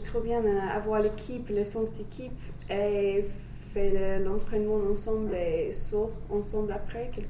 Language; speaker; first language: French; non-native, learner; English